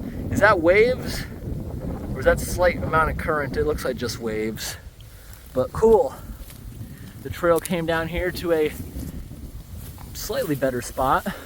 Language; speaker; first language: English; native; English